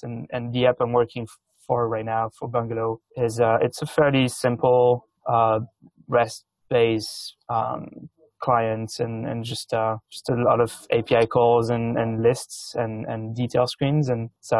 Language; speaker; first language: English; non-native, fluent; French